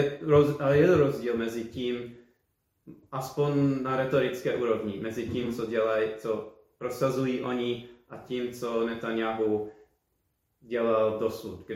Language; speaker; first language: Czech; non-native, fluent; English